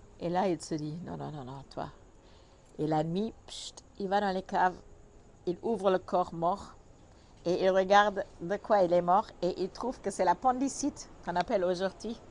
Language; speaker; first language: French; non-native, fluent; German